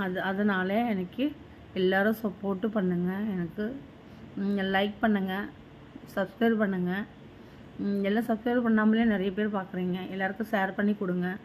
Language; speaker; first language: Tamil; non-native, learner; Malayalam